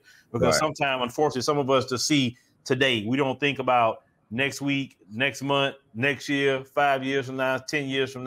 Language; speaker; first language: English; native; English